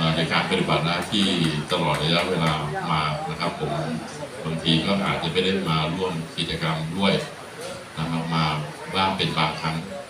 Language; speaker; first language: Thai; native; Thai